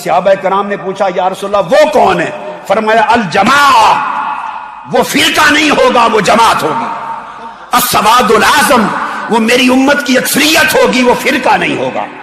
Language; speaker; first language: Urdu; non-native, local second language; Punjabi